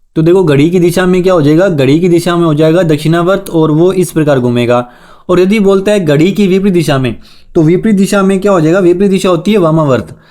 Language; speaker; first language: Hindi; native; Hindi